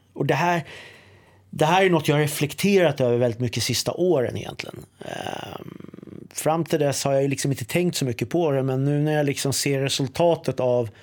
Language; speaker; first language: Swedish; native; Swedish